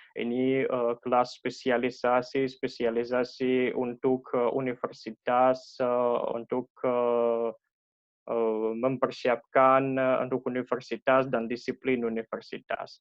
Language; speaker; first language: Indonesian; non-native, learner; Russian